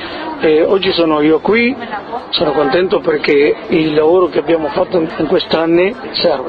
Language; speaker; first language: Italian; early bilingual, heritage; Italian